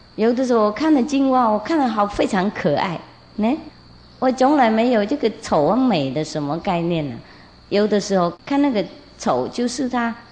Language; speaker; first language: Chinese; non-native, fluent; Vietnamese